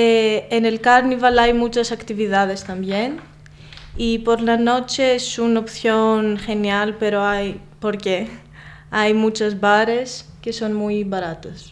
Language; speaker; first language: Spanish; non-native, fluent; Greek